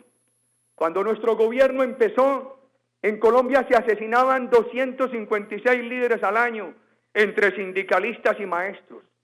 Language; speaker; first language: Spanish; native; Spanish